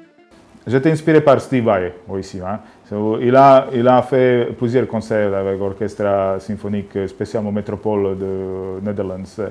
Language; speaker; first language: French; non-native, learner; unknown